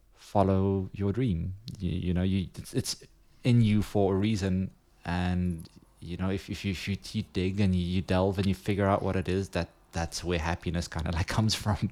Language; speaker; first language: English; non-native, local second language; Afrikaans